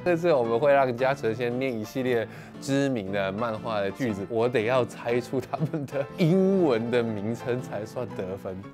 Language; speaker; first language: Chinese; native; Chinese